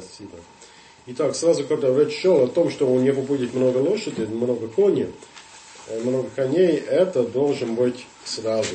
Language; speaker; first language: Russian; non-native, fluent; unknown